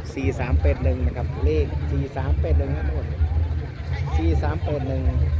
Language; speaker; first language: Thai; native; Thai